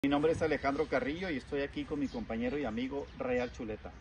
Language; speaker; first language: Spanish; native; Spanish